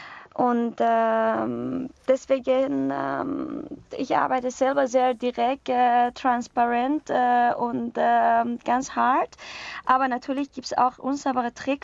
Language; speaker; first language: German; non-native, learner; Persian